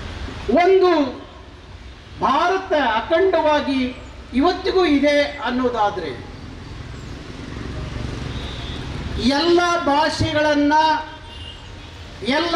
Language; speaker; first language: Kannada; native; Kannada